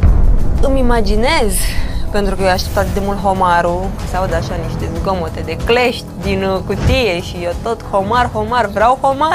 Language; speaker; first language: Romanian; non-native, fluent; French